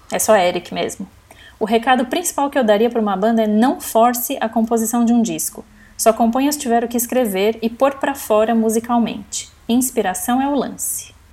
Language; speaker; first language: Portuguese; native; Portuguese